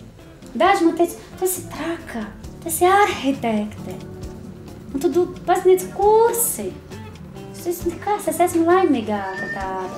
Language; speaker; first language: Latvian; non-native, learner; Portuguese